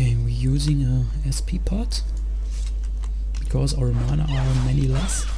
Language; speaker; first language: English; non-native, learner; German